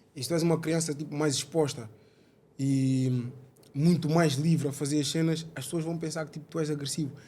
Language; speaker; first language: Portuguese; early bilingual, other home language; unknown